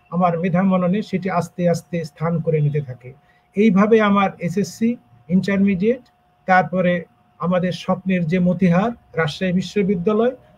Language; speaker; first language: Bangla; native; Bangla